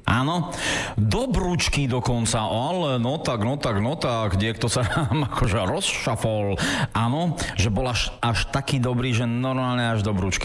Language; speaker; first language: Slovak; native; Slovak